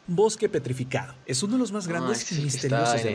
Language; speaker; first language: Spanish; native; Spanish